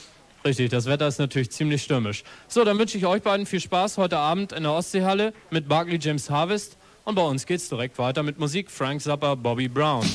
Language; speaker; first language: German; native; German